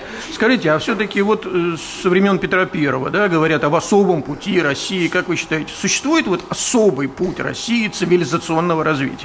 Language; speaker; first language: Russian; native; Russian